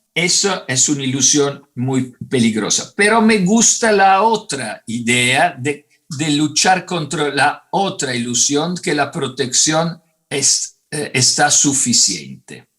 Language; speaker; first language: Spanish; non-native, fluent; Italian